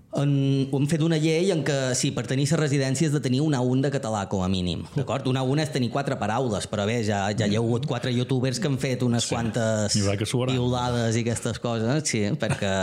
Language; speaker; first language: Catalan; native; Catalan